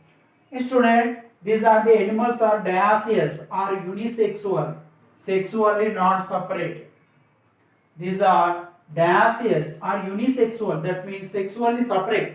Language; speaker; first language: English; non-native, local second language; Telugu